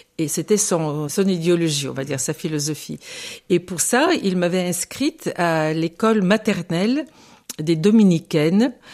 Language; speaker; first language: French; non-native, fluent; Bulgarian